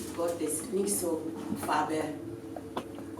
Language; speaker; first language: German; non-native, learner; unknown